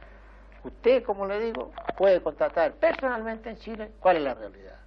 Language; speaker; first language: Spanish; native; Spanish